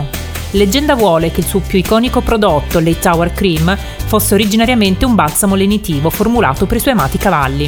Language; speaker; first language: Italian; native; Italian